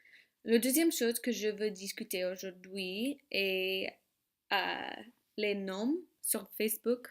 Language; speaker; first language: French; non-native, learner; English